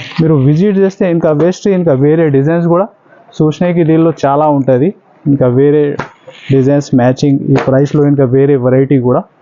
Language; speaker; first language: Telugu; non-native, local second language; Urdu